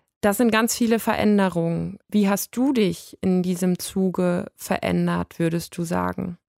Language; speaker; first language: German; native; German